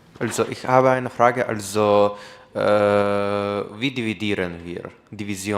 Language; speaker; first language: German; non-native, learner; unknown